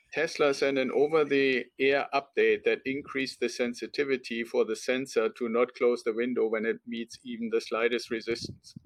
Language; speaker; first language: English; non-native, fluent; German